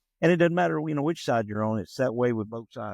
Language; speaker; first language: English; native; English